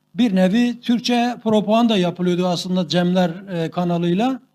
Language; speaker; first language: Turkish; non-native, local second language; Kurdish